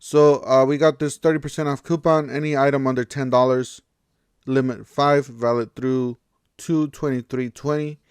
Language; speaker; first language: English; native; English